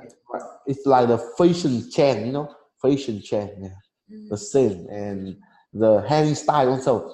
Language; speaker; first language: English; non-native, learner; Vietnamese